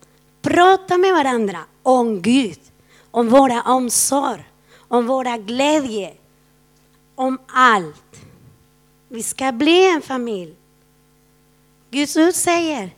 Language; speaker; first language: Swedish; non-native, fluent; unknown